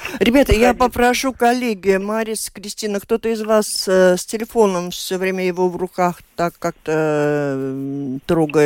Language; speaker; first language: Russian; native; Russian